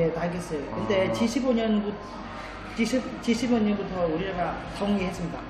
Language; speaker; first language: Korean; non-native, learner; Vietnamese